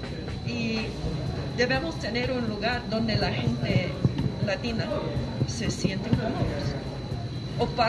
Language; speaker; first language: Spanish; non-native, fluent; English